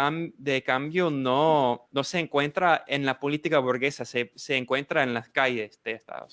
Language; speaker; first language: Spanish; non-native, fluent; English